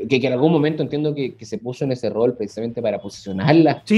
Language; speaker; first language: Spanish; native; Spanish